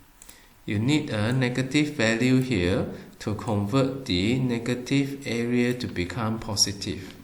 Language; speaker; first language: English; non-native, fluent; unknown